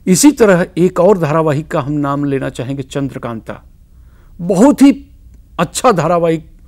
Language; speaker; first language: Hindi; native; Hindi